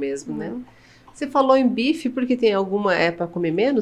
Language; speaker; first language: Portuguese; native; Portuguese